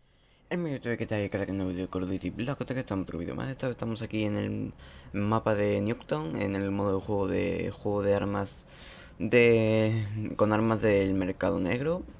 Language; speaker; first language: Spanish; native; Spanish